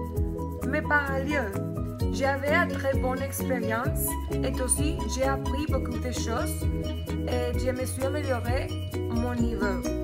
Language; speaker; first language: French; non-native, learner; Spanish